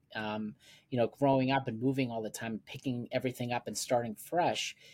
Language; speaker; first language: English; non-native, fluent; German